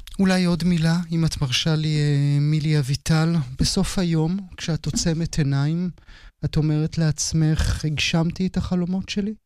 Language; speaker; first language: Hebrew; native; Hebrew